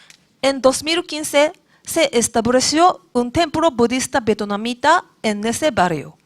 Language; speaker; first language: Spanish; non-native, learner; Japanese